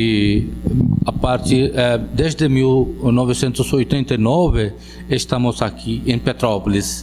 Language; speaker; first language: Portuguese; non-native, fluent; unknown